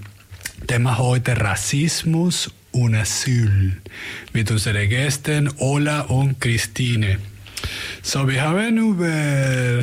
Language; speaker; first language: German; non-native, fluent; Spanish